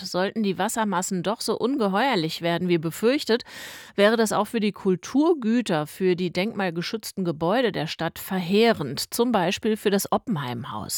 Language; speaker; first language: German; native; German